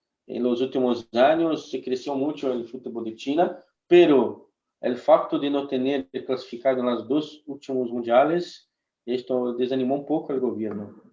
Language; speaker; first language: Spanish; non-native, fluent; Portuguese